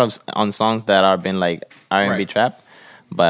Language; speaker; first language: English; non-native, fluent; Spanish